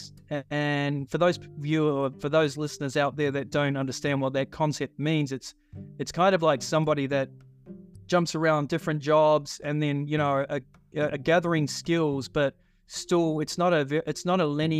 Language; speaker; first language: English; native; English